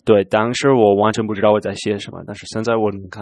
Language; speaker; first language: Chinese; non-native, fluent; English